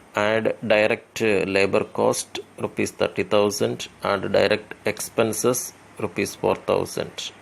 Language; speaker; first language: English; non-native, local second language; Malayalam